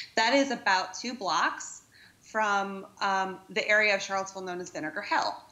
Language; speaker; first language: English; native; English